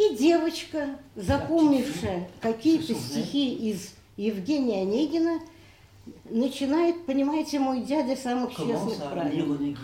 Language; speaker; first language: Russian; native; Russian